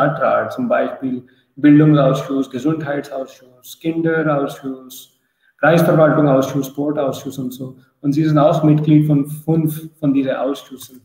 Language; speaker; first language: German; non-native, learner; Urdu